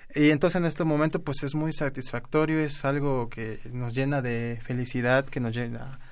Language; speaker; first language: Spanish; native; Spanish